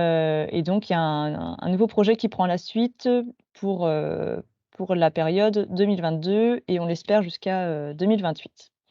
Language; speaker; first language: French; native; French